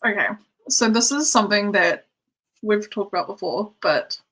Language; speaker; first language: English; native; English